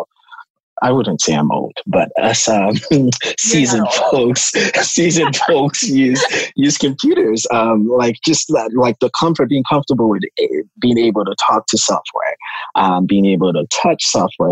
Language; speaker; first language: English; non-native, local second language; Yoruba